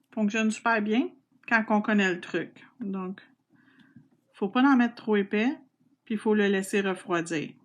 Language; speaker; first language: French; native; French